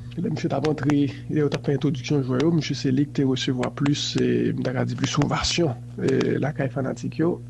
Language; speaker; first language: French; non-native, local second language; Haitian Creole